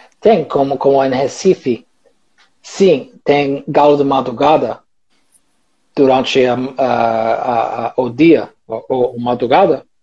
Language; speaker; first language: Portuguese; non-native, learner; English